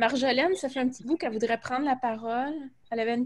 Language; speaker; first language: French; native; French